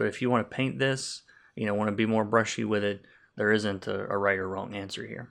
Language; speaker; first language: English; native; English